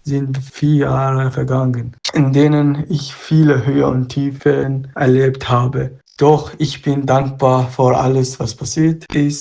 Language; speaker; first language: German; non-native, learner; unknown